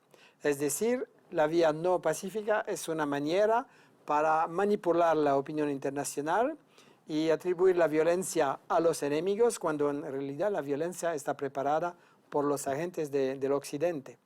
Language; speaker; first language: Spanish; non-native, fluent; French